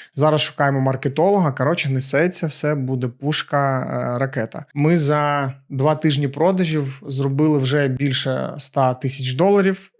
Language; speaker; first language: Ukrainian; non-native, local second language; Russian